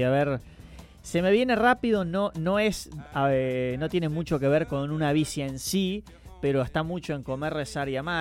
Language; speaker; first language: Spanish; native; Spanish